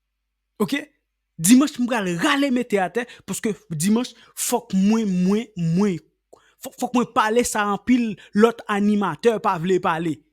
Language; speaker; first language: Haitian Creole; native; Haitian Creole